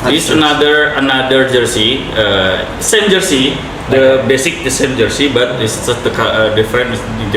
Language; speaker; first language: English; non-native, learner; Indonesian